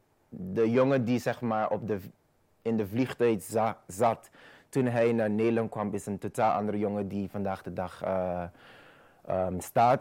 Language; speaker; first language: Dutch; non-native, fluent; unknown